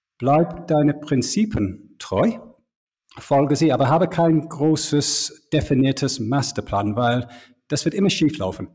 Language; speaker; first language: German; non-native, fluent; English